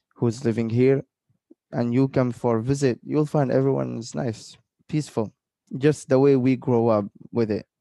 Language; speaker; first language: English; non-native, fluent; Arabic